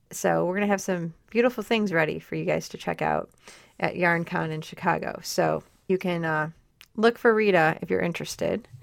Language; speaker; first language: English; native; English